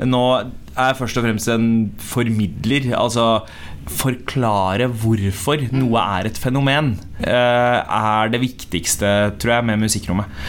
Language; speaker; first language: Norwegian; early bilingual, other home language; Punjabi